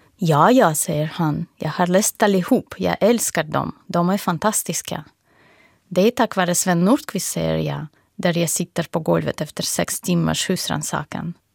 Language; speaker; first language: Swedish; non-native, fluent; Russian